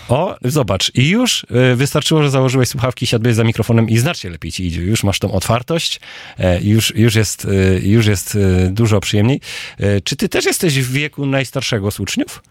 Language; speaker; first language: Polish; native; Polish